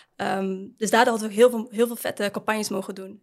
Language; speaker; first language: Dutch; early bilingual, other home language; Arabic